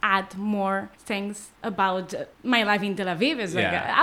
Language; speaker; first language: English; non-native, fluent; Spanish